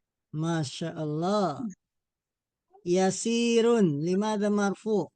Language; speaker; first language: Arabic; non-native, fluent; Indonesian